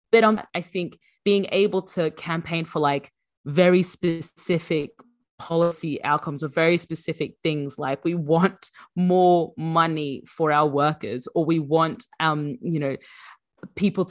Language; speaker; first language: English; native; English